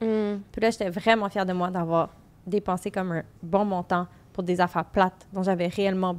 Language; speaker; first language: French; native; French